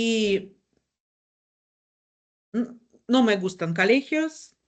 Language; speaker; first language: Spanish; non-native, learner; Russian